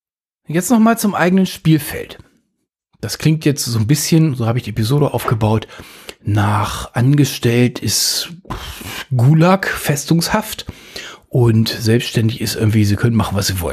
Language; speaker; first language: German; native; German